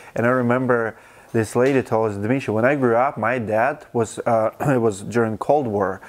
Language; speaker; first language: English; non-native, fluent; Russian